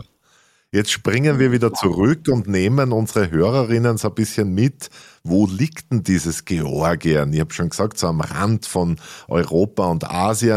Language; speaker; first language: German; native; German